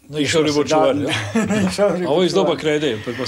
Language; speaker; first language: Bosnian; native; Bosnian